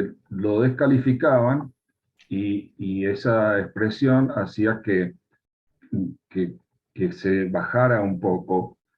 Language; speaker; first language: Spanish; native; Spanish